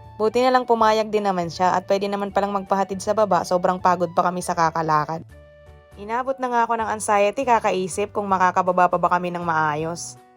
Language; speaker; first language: Filipino; native; Filipino